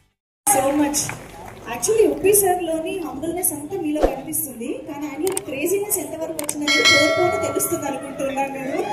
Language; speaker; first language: Telugu; native; Telugu